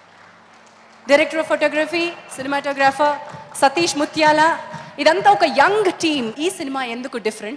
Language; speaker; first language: Telugu; native; Telugu